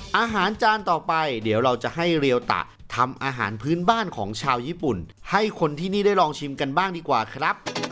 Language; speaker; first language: Thai; native; Thai